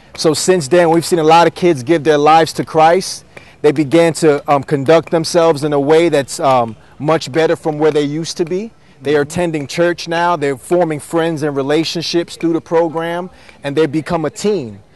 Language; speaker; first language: English; native; English